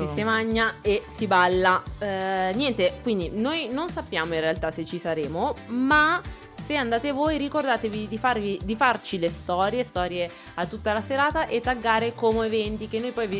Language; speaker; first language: Italian; native; Italian